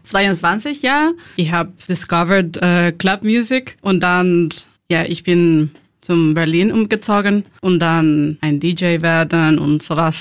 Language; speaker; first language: German; non-native, learner; Spanish